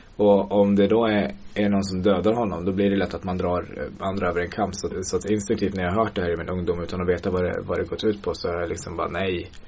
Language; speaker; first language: Swedish; early bilingual, other home language; Kurdish